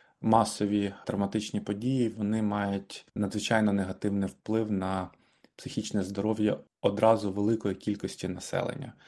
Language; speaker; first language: Ukrainian; native; Ukrainian